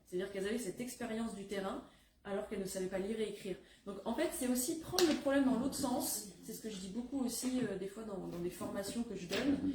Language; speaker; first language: French; native; French